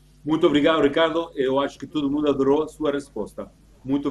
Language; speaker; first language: Portuguese; non-native, fluent; Spanish